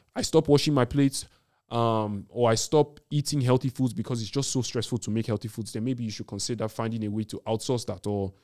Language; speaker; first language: English; non-native, local second language; Yoruba